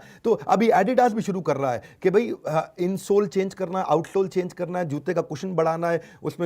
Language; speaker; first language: Hindi; native; Hindi